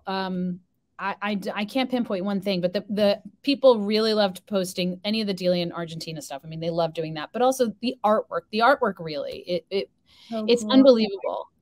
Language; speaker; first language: English; native; English